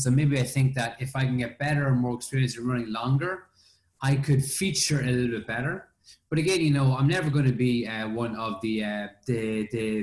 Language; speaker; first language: English; native; English